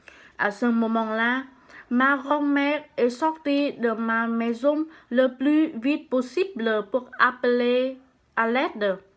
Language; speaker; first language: French; non-native, learner; Vietnamese